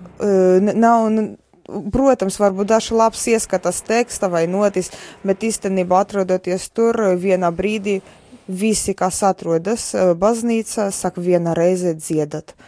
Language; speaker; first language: Latvian; non-native, fluent; Polish